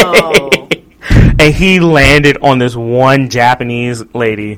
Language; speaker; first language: English; native; English